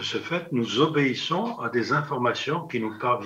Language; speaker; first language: French; native; French